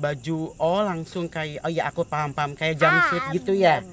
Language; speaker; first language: Indonesian; native; Indonesian